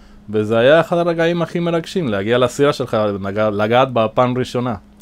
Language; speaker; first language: Hebrew; non-native, fluent; Spanish